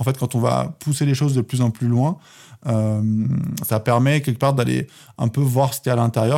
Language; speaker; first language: French; native; French